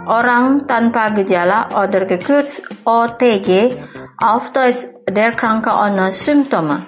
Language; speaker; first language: German; non-native, fluent; Indonesian